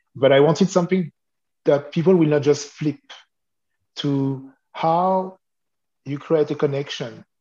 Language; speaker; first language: English; non-native, fluent; French